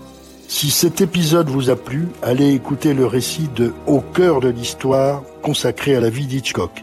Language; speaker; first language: French; native; French